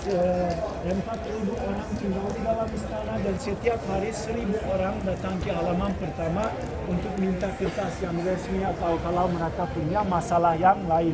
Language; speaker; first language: Indonesian; non-native, fluent; Turkish